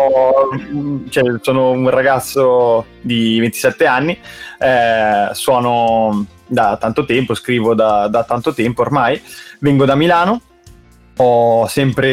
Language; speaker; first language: Italian; native; Italian